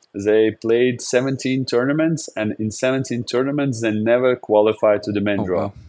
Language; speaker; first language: English; non-native, fluent; Latvian